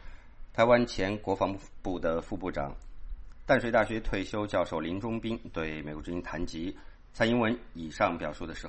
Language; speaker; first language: Chinese; native; Chinese